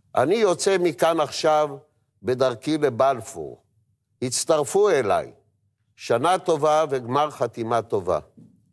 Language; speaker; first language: Hebrew; native; Hebrew